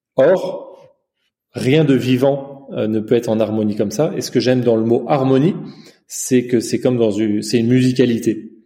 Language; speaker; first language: French; early bilingual, other home language; Chinese